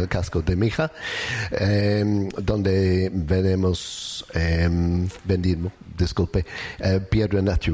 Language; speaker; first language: Spanish; non-native, learner; English